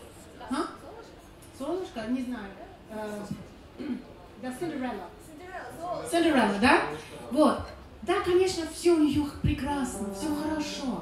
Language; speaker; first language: Russian; non-native, learner; German